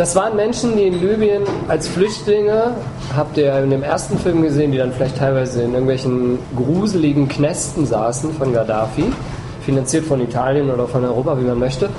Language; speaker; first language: German; native; German